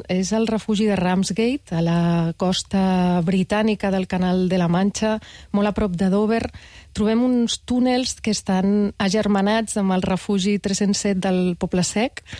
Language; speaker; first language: Catalan; non-native, local second language; Spanish